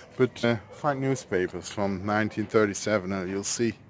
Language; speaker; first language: English; non-native, fluent; Dutch